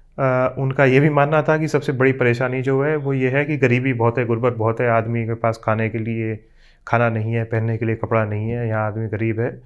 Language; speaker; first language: Hindi; native; Hindi